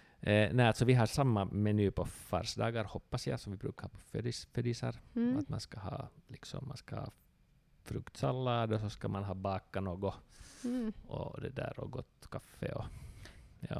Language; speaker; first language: Swedish; native; Swedish